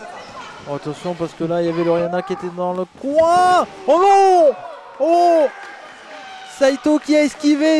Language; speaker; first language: French; native; French